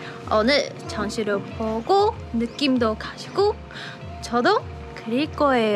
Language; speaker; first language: Korean; non-native, learner; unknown